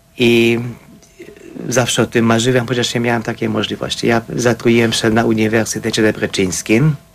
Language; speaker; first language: Polish; non-native, fluent; Hungarian